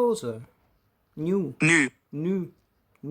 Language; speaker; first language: Dutch; non-native, learner; English